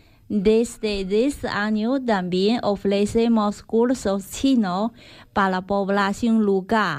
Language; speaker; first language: Spanish; non-native, learner; Chinese